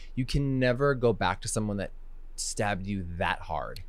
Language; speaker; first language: English; native; English